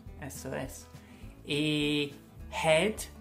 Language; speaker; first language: Spanish; non-native, fluent; English